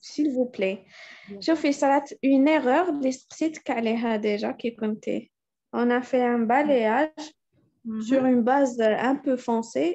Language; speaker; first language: French; non-native, local second language; Arabic